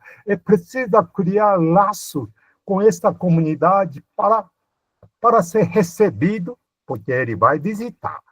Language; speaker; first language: Portuguese; non-native, fluent; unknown